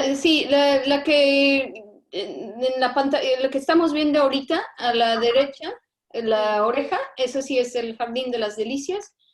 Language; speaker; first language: Spanish; non-native, fluent; English